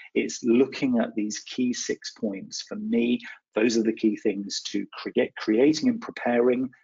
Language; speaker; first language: English; native; English